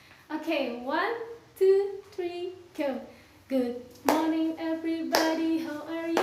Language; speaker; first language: English; non-native, fluent; Indonesian